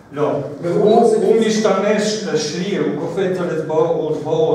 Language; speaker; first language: Hebrew; non-native, fluent; Russian